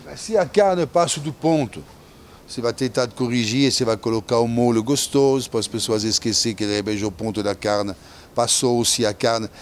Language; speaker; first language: Portuguese; non-native, fluent; French